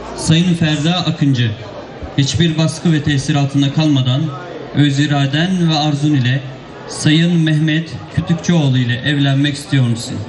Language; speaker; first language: Turkish; native; Turkish